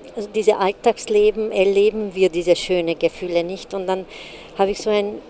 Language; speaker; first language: German; non-native, fluent; Hungarian